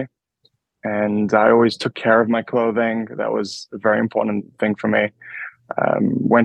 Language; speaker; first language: English; native; English